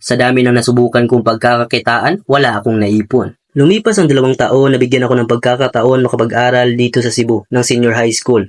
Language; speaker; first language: Filipino; non-native, local second language; Cebuano